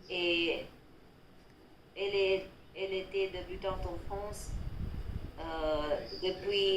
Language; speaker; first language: French; non-native, learner; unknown